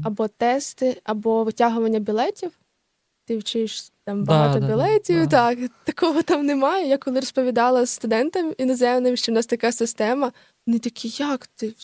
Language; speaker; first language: Ukrainian; native; Ukrainian